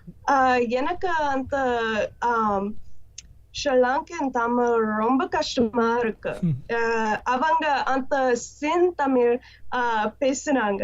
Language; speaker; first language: Tamil; non-native, learner; English